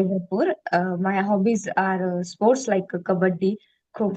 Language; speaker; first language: English; non-native, learner; Marathi